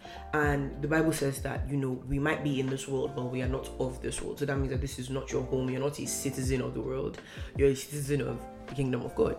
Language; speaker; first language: English; non-native, local second language; Hausa